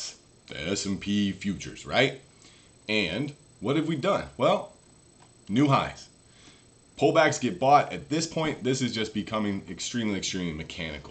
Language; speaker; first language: English; native; English